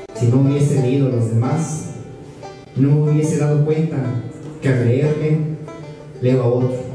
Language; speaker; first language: Spanish; native; Spanish